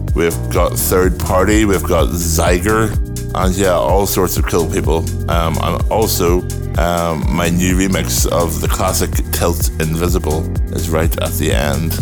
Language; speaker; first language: English; native; English